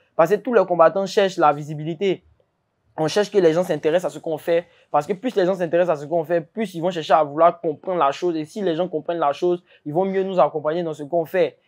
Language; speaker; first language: French; native; French